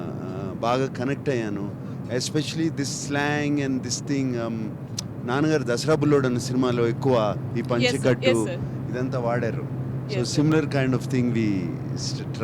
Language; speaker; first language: Telugu; native; Telugu